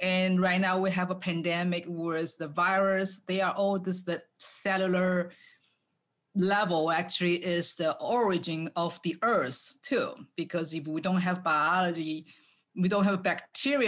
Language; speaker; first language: English; non-native, fluent; Chinese